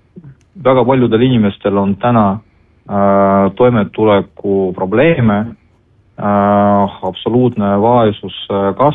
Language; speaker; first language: Estonian; non-native, local second language; Russian